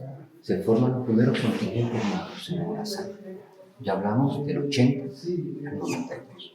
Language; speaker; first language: Spanish; native; Spanish